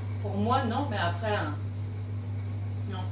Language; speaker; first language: French; native; French